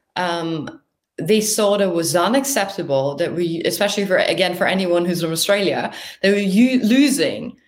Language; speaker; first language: English; non-native, fluent; German